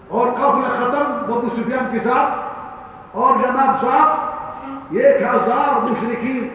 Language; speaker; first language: Urdu; non-native, learner; Arabic